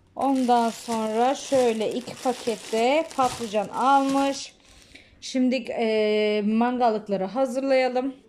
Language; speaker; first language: Turkish; early bilingual, heritage; Turkish